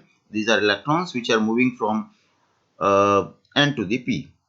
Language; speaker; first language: English; non-native, local second language; Hindi